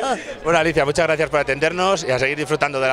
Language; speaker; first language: Spanish; native; Spanish